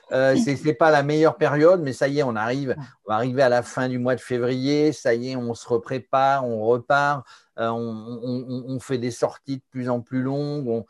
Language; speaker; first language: French; native; French